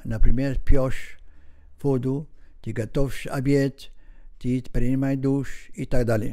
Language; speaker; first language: Russian; non-native, learner; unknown